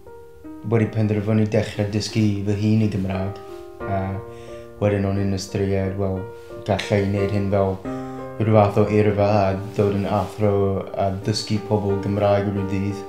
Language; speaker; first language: Welsh; non-native, fluent; English